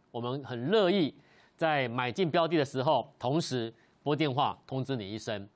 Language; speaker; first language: Chinese; native; Chinese